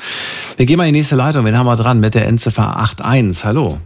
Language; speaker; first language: German; native; German